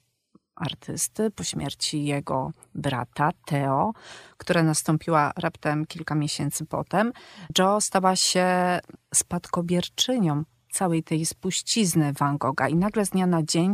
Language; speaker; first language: Polish; native; Polish